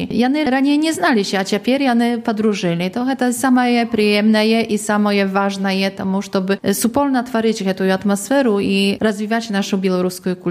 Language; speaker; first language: Polish; non-native, local second language; Belarusian